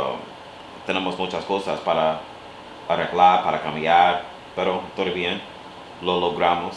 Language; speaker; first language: Spanish; non-native, learner; English